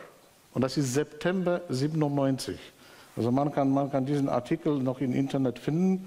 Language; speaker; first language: German; non-native, fluent; Polish